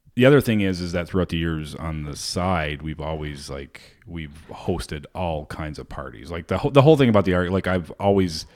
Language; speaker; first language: English; native; English